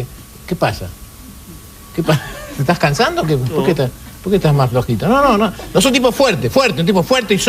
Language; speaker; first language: Spanish; native; Spanish